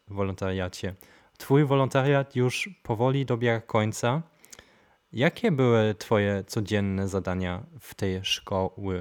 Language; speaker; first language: Polish; non-native, fluent; German